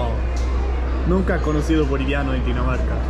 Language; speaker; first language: Spanish; non-native, learner; Danish